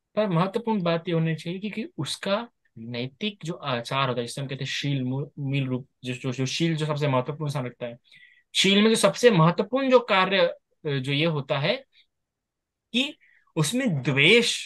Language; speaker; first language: Hindi; non-native, local second language; Marathi